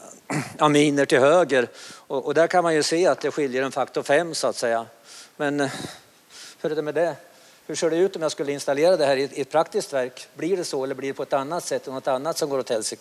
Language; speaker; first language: Swedish; native; Swedish